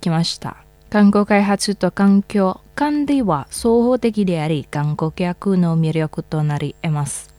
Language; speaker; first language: Japanese; non-native, fluent; Indonesian